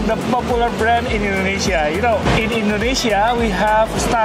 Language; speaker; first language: English; non-native, fluent; Indonesian